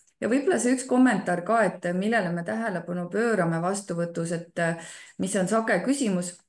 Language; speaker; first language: Estonian; native; Estonian